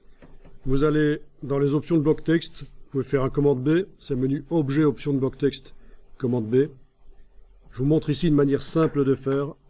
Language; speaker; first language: French; native; French